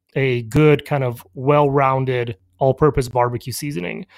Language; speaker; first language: English; early bilingual, other home language; Polish